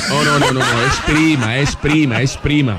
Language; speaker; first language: Spanish; native; Spanish